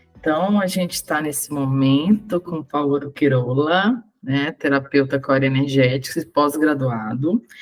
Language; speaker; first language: Portuguese; native; Portuguese